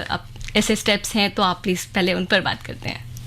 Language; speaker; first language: Hindi; native; Hindi